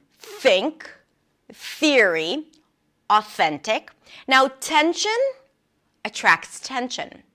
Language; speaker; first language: English; non-native, fluent; Hebrew